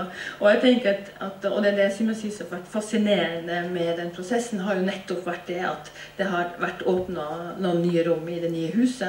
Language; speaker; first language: Norwegian; native; Norwegian